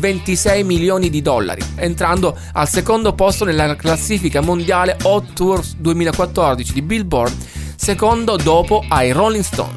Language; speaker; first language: Italian; native; Italian